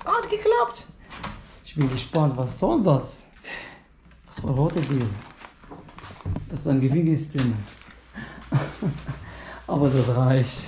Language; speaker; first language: German; non-native, fluent; Arabic